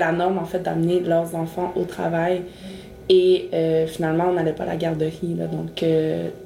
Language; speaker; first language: French; early bilingual, other home language; Spanish